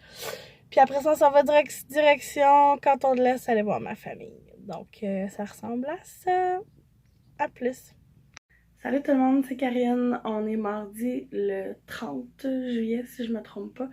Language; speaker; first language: French; native; French